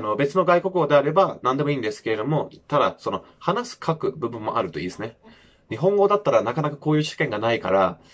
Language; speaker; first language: Japanese; non-native, fluent; English